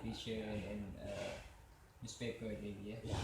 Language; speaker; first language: English; non-native, learner; Indonesian